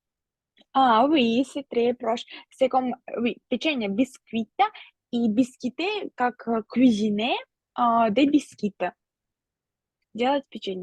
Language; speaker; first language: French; non-native, fluent; Russian